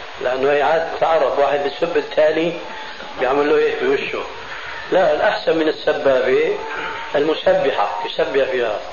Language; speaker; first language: Arabic; early bilingual, other home language; Albanian